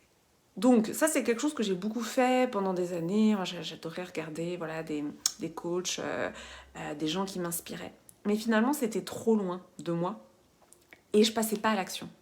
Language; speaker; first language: French; native; French